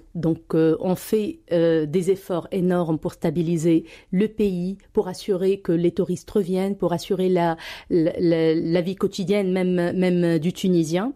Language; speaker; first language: French; non-native, local second language; Arabic